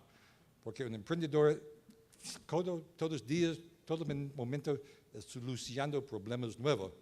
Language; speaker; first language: Spanish; non-native, learner; English